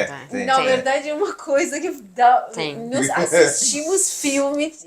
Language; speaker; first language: Portuguese; non-native, learner; Persian